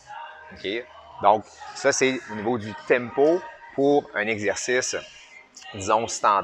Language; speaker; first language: French; native; French